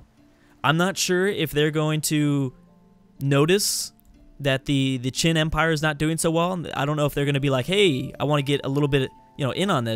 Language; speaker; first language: English; native; English